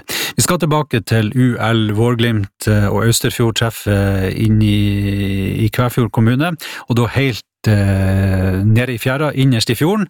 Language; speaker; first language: Norwegian; native; Norwegian